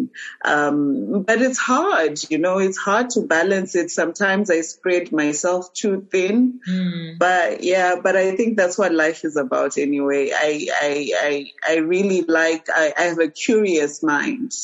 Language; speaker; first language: English; non-native, local second language; Shona